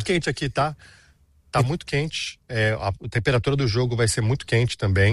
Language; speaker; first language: Portuguese; native; Portuguese